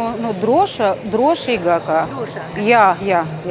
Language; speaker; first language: Latvian; non-native, local second language; Russian